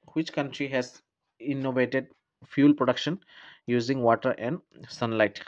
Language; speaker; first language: English; non-native, local second language; Assamese